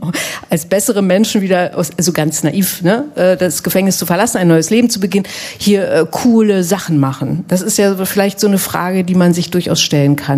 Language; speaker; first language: German; native; German